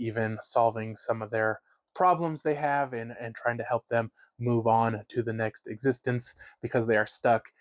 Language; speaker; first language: English; native; English